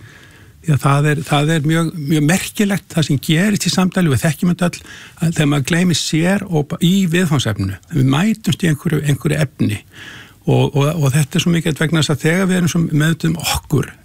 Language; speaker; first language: Icelandic; native; Icelandic